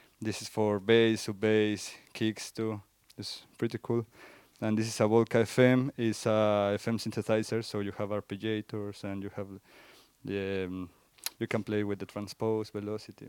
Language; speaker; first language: English; non-native, fluent; Spanish